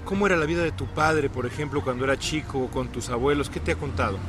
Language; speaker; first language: Spanish; native; Spanish